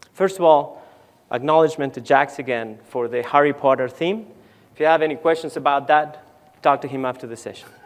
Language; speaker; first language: English; non-native, fluent; Spanish